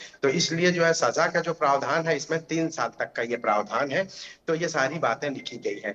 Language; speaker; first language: Hindi; native; Hindi